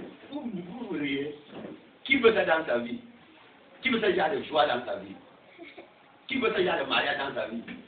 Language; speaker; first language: French; non-native, local second language; English